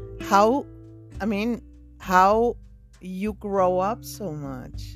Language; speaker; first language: English; non-native, fluent; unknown